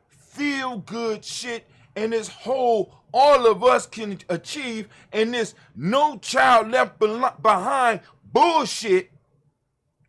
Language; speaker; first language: English; native; English